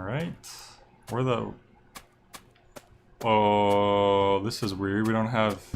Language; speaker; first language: English; native; English